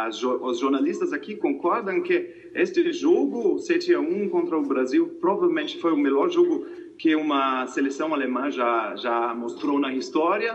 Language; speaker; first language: Portuguese; non-native, fluent; German